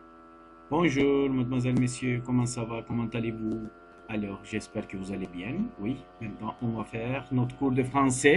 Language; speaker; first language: French; non-native, fluent; Turkish